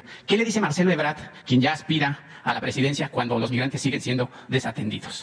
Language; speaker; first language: Spanish; native; Spanish